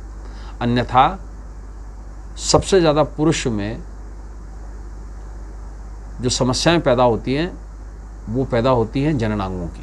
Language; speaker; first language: Hindi; native; Hindi